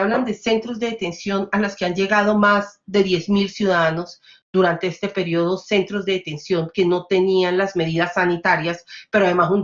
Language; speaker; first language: Spanish; native; Spanish